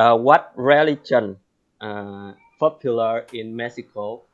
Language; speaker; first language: English; non-native, learner; Vietnamese